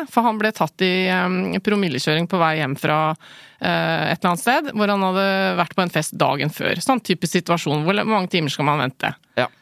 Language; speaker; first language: Norwegian; early bilingual, other home language; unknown